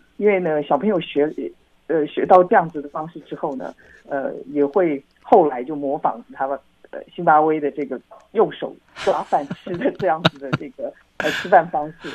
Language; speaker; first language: Chinese; native; Chinese